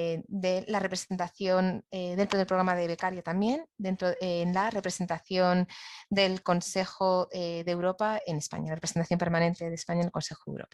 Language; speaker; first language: Spanish; native; Spanish